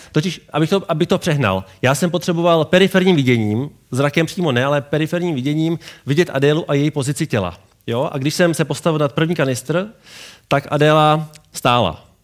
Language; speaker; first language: Czech; native; Czech